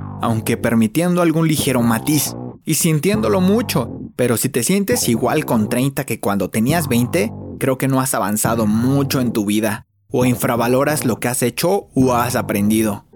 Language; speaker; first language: Spanish; native; Spanish